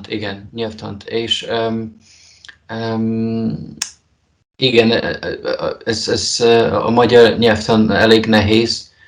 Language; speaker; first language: Hungarian; non-native, learner; Polish